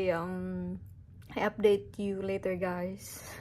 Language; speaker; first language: English; non-native, local second language; Cebuano